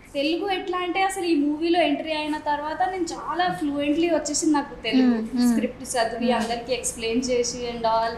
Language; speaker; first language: Telugu; non-native, local second language; Marathi